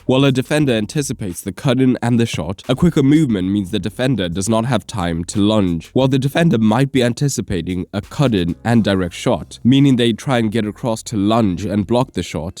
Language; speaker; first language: English; native; English